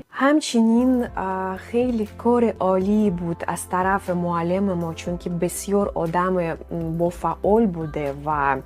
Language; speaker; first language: Persian; non-native, fluent; Russian